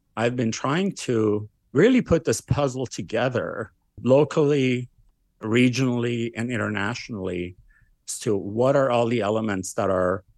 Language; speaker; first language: English; early bilingual, other home language; Armenian